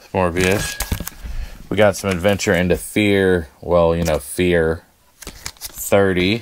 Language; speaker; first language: English; native; English